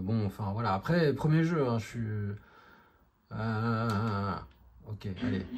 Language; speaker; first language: French; native; French